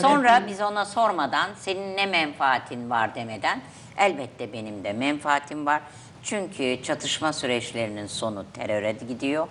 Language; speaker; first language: Turkish; native; Turkish